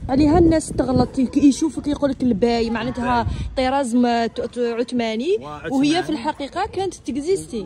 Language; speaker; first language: Arabic; native; Arabic